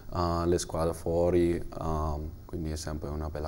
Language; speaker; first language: Italian; non-native, learner; German